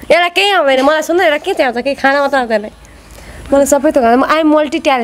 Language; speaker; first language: Nepali; native; Nepali